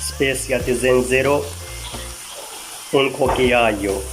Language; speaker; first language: Italian; non-native, learner; Urdu